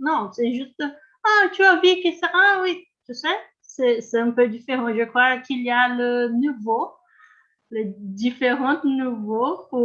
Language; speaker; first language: French; non-native, learner; Portuguese